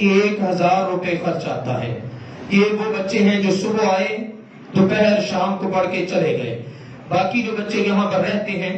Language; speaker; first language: Urdu; native; Urdu